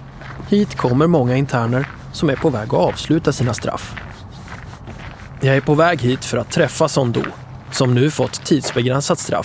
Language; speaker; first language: Swedish; native; Swedish